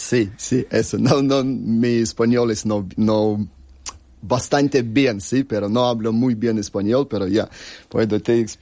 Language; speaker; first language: Spanish; non-native, learner; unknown